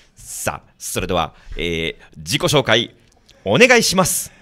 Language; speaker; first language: Japanese; native; Japanese